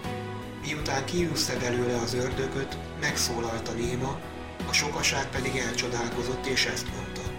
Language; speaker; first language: Hungarian; native; Hungarian